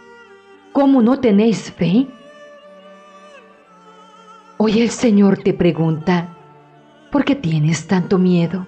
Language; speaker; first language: Spanish; native; Spanish